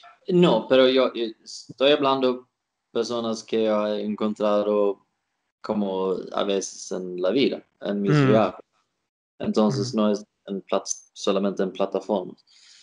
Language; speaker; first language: Spanish; non-native, learner; Swedish